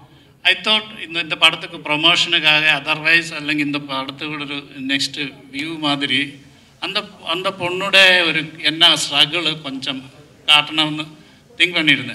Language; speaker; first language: Tamil; non-native, learner; Malayalam